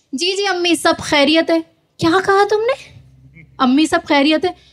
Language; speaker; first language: Hindi; native; Hindi